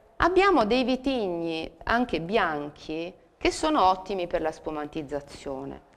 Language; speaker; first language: Italian; native; Italian